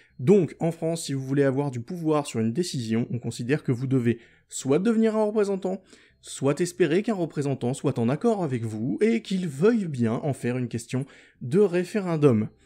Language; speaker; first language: French; native; French